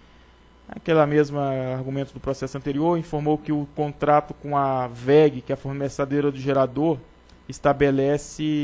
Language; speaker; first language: Portuguese; native; Portuguese